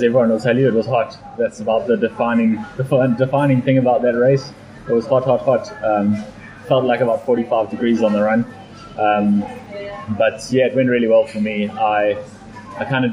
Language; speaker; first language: English; native; English